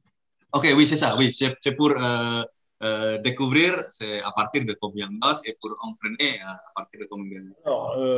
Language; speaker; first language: French; non-native, learner; Indonesian